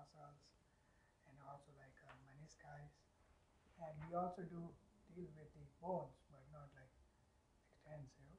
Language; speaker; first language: English; non-native, local second language; Gujarati